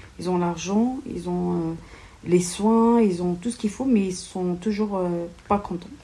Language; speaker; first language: French; non-native, local second language; Kabyle